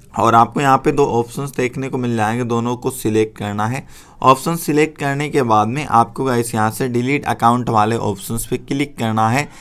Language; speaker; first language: Hindi; native; Hindi